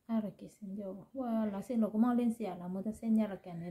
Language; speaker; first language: Finnish; non-native, learner; Thai